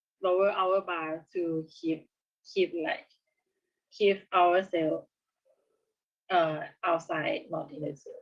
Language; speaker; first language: English; non-native, learner; Thai